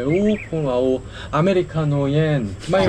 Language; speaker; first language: Thai; non-native, learner; Korean